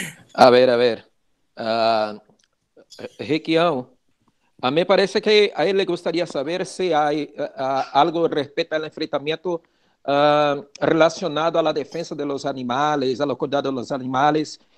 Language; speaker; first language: Spanish; non-native, fluent; Portuguese